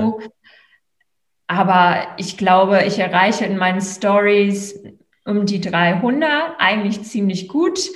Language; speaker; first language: German; non-native, fluent; English